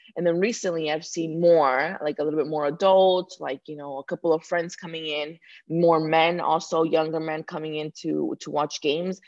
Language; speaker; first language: English; early bilingual, other home language; Spanish